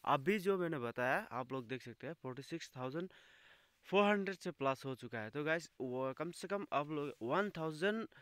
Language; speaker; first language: Hindi; non-native, local second language; Assamese